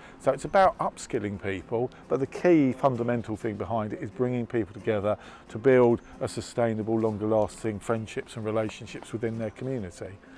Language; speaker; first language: English; native; English